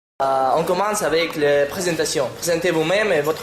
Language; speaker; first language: French; non-native, learner; Russian